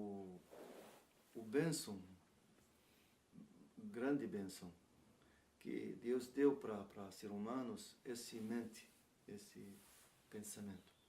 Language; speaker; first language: Portuguese; non-native, learner; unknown